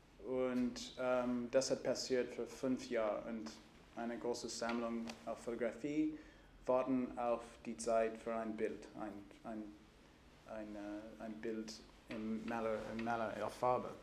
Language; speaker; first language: German; non-native, learner; English